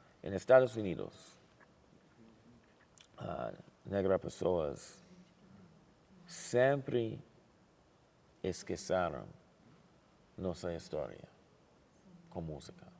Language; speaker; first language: Portuguese; non-native, learner; English